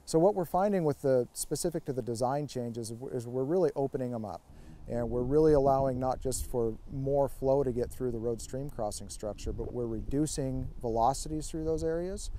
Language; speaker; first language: English; native; English